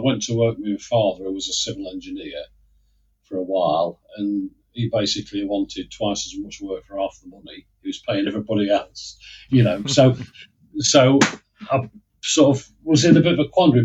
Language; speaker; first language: English; native; English